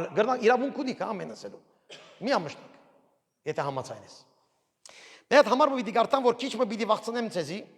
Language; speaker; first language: Armenian; early bilingual, heritage; Armenian